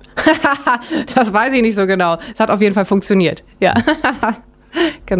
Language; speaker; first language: German; early bilingual, other home language; Japanese